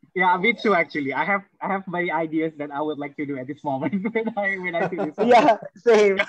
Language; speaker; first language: English; non-native, fluent; Indonesian